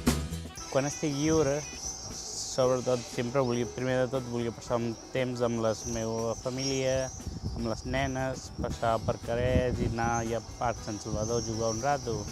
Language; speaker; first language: Catalan; non-native, learner; Punjabi